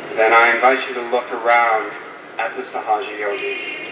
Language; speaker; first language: English; native; English